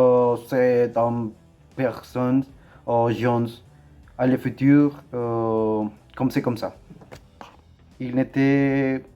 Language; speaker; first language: French; non-native, learner; Spanish